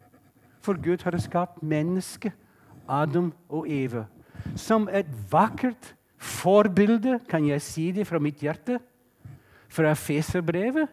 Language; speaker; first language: Norwegian; non-native, fluent; English